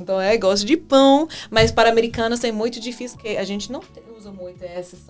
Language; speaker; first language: Portuguese; non-native, fluent; English